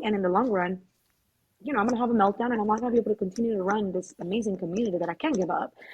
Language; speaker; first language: English; early bilingual, other home language; Spanish